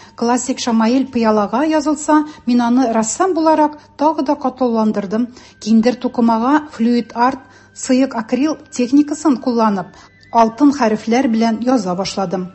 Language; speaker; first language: Tatar; native; Tatar